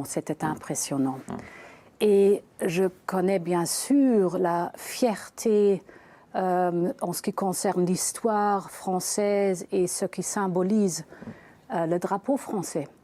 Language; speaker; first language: French; non-native, fluent; German